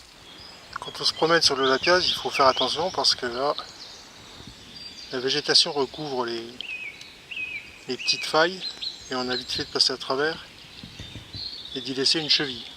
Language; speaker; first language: French; native; French